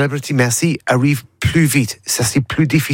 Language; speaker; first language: French; non-native, learner; English